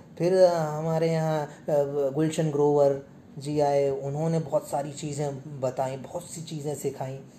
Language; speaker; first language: Hindi; native; Hindi